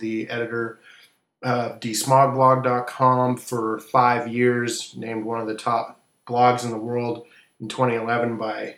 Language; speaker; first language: English; native; English